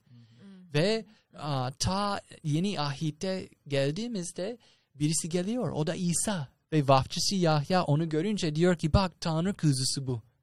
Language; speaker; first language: Turkish; non-native, fluent; English